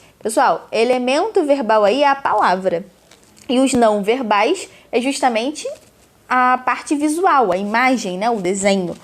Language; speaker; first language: Portuguese; native; Portuguese